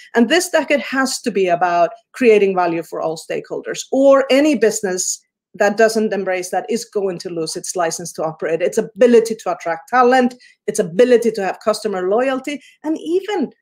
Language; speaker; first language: English; non-native, fluent; Icelandic